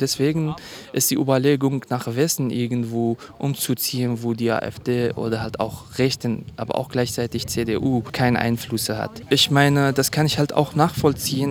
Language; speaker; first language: German; non-native, fluent; Kurdish